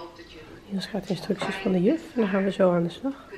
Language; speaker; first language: Dutch; native; Dutch